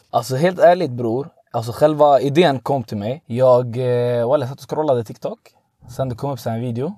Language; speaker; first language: Swedish; early bilingual, other home language; Arabic